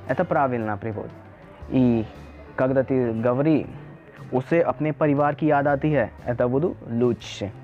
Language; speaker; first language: Russian; non-native, learner; Hindi